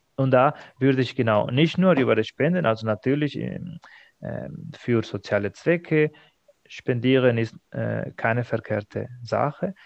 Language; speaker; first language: German; non-native, fluent; Spanish